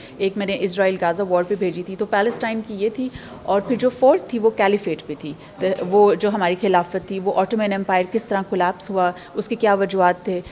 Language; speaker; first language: Urdu; native; Urdu